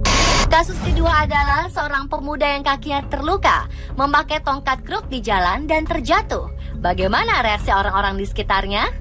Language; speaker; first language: Indonesian; native; Indonesian